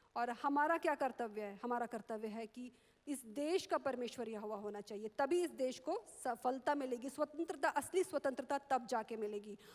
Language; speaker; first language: Hindi; non-native, local second language; Marathi